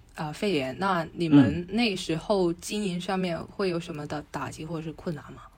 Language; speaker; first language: Chinese; non-native, local second language; Cantonese